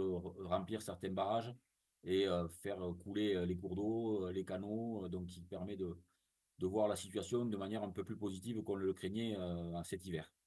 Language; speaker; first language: French; native; French